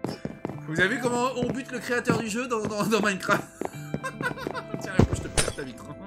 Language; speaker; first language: French; native; French